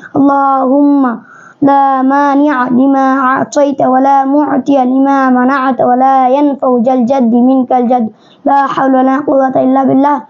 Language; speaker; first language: Arabic; non-native, learner; Bangla